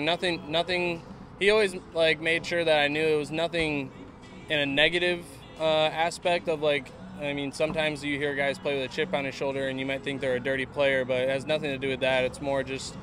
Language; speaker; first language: English; native; English